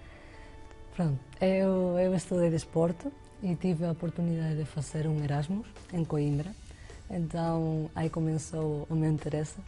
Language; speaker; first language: Portuguese; non-native, fluent; Spanish